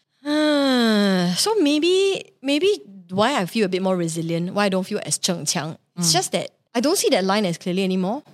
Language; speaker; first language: English; non-native, local second language; Chinese